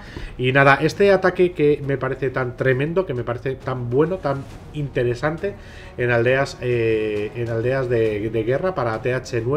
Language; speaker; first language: Spanish; native; Spanish